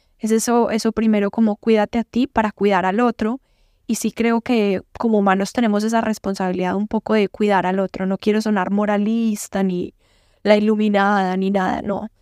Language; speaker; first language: Spanish; native; Spanish